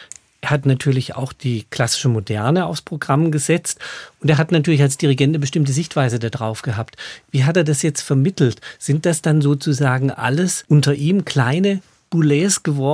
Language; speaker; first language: German; native; German